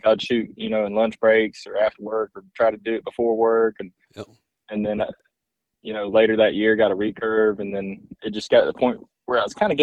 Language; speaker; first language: English; native; English